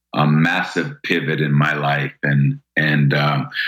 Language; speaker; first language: English; native; English